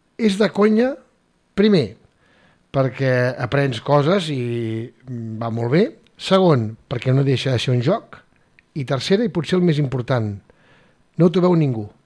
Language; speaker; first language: Catalan; native; Catalan